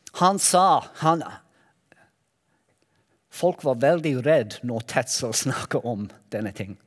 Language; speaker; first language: Norwegian; non-native, learner; Welsh